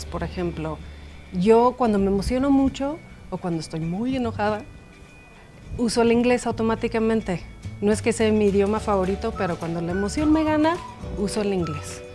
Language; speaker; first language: Spanish; non-native, fluent; English